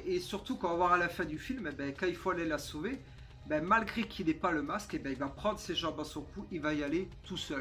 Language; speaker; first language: French; native; French